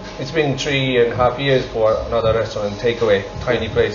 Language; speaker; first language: English; non-native, learner; Japanese